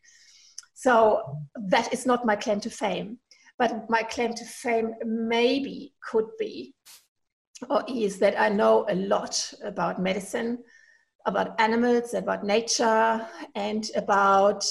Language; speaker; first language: English; non-native, fluent; German